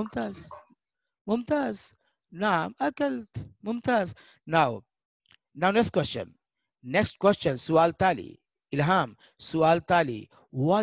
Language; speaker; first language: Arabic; non-native, fluent; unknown